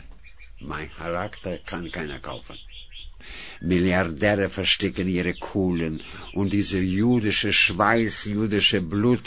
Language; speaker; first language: German; non-native, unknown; Russian